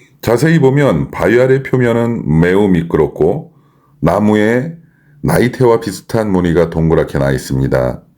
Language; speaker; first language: Korean; native; Korean